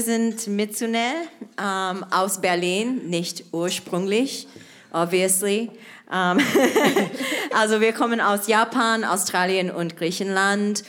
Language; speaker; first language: German; non-native, fluent; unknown